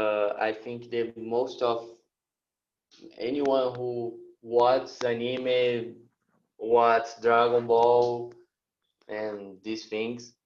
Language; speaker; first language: English; non-native, learner; Portuguese